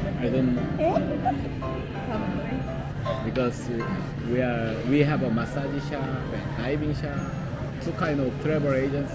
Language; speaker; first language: English; non-native, learner; Korean